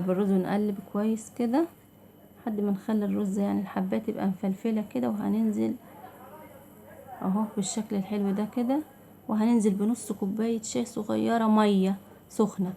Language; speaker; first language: Arabic; native; Arabic